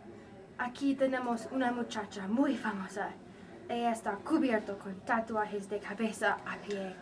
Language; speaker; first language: Spanish; non-native, learner; English